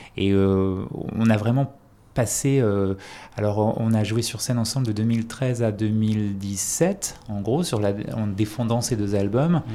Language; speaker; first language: French; native; French